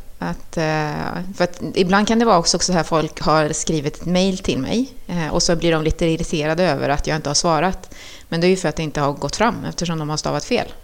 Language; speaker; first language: Swedish; early bilingual, other home language; Spanish